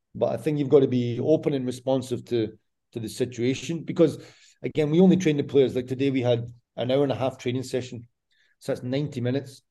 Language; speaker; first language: English; native; English